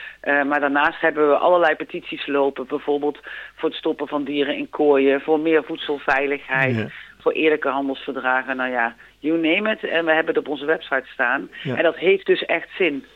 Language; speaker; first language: Dutch; native; Dutch